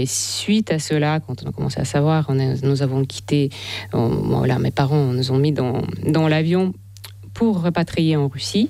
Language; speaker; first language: French; non-native, fluent; Russian